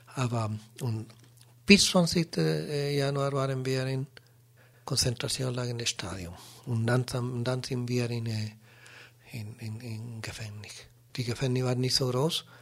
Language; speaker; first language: German; non-native, learner; Spanish